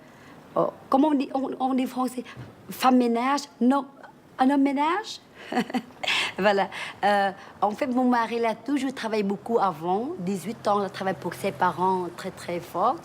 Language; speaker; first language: French; early bilingual, other home language; Vietnamese